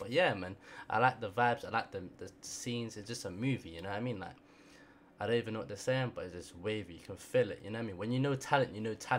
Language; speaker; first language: English; native; English